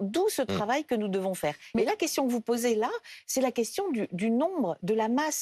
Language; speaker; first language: French; native; French